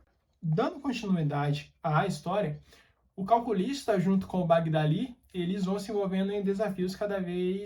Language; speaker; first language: Portuguese; native; Portuguese